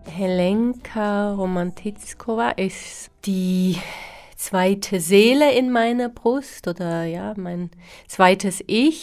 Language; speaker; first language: German; early bilingual, other home language; Slovak